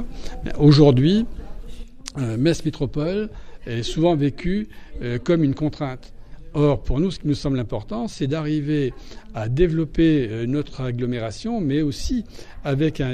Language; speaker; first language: French; native; French